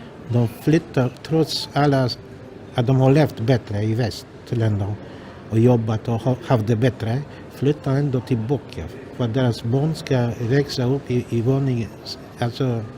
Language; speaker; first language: Swedish; non-native, fluent; Polish